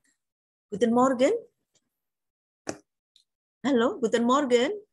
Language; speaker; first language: German; non-native, learner; Indonesian